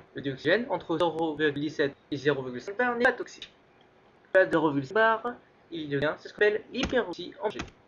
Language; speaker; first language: French; native; French